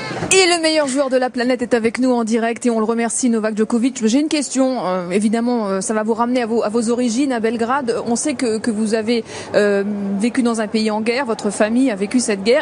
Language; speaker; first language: French; native; French